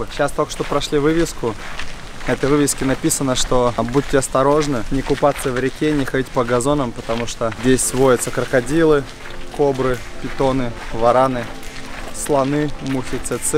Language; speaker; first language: Russian; native; Russian